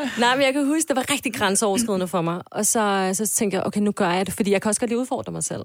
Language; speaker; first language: Danish; early bilingual, other home language; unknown